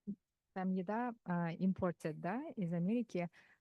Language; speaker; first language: Russian; non-native, fluent; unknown